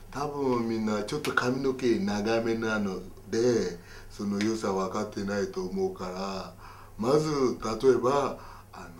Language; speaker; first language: Japanese; non-native, fluent; Yoruba